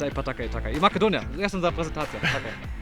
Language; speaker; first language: Macedonian; non-native, learner; German